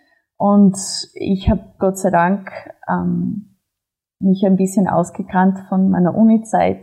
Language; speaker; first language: German; non-native, fluent; English